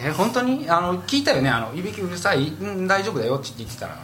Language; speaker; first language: Japanese; native; Japanese